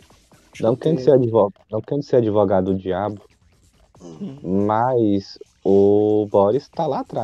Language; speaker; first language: Portuguese; native; Portuguese